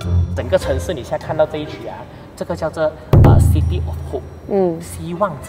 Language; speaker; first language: Chinese; native; Chinese